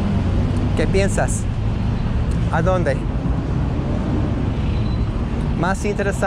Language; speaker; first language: Spanish; non-native, learner; English